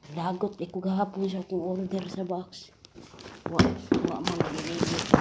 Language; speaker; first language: Cebuano; native; Cebuano